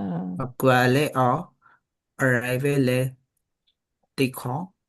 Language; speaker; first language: French; non-native, learner; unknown